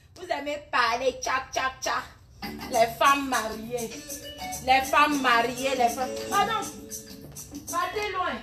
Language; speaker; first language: French; non-native, local second language; Ewe